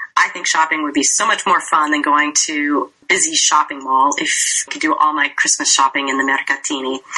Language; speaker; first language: English; native; English